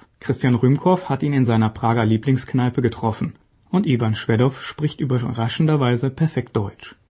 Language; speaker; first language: German; native; German